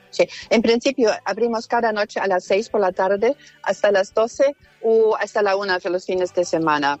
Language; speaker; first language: Spanish; non-native, fluent; German